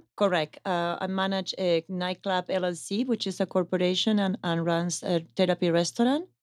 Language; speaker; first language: English; non-native, fluent; Italian